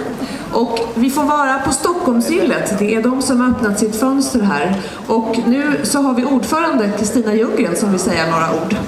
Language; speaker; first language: Swedish; native; Swedish